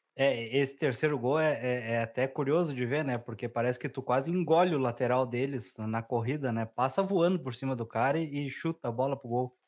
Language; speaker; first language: Portuguese; native; Portuguese